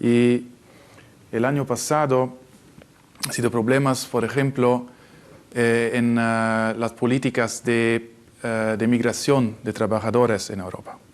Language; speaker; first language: Spanish; non-native, fluent; Italian